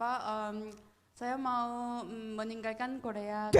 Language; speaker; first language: Indonesian; non-native, fluent; Korean